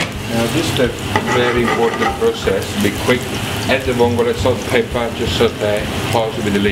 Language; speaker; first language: English; non-native, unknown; Italian